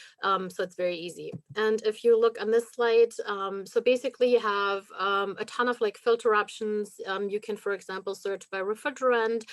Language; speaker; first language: English; non-native, fluent; German